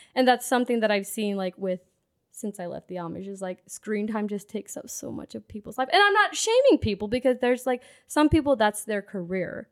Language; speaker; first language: English; non-native, local second language; Pennsylvania German